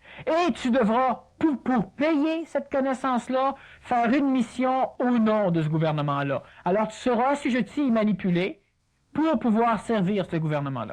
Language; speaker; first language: French; native; French